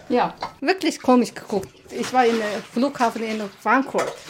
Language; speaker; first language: German; non-native, learner; Chinese